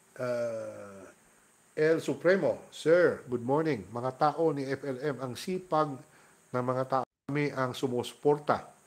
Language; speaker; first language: Filipino; non-native, local second language; Hiligaynon